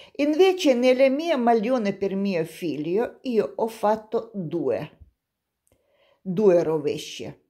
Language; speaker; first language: Italian; non-native, learner; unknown